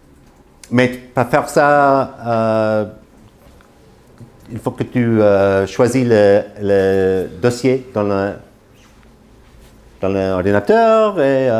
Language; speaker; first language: French; non-native, learner; English